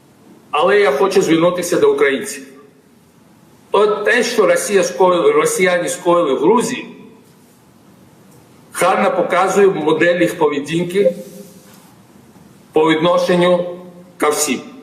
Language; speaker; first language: Ukrainian; non-native, fluent; Georgian